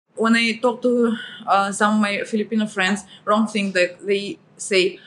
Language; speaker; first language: English; non-native, fluent; Russian